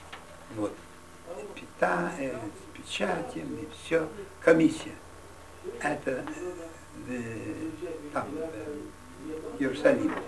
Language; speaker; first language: Russian; non-native, fluent; Yiddish